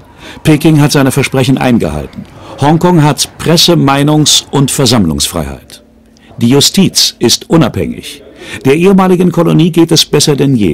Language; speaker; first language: German; native; German